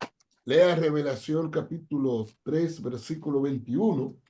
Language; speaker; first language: Spanish; non-native, fluent; English